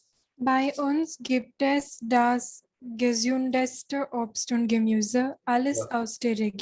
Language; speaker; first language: German; non-native, learner; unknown